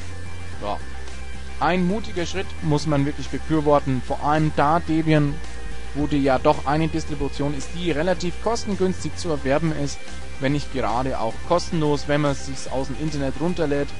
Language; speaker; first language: German; native; German